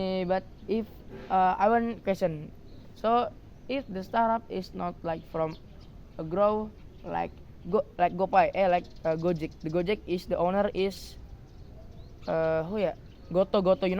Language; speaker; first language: English; non-native, learner; Indonesian